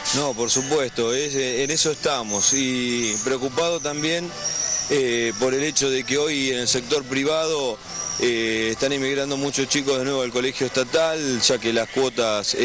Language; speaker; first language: Spanish; native; Spanish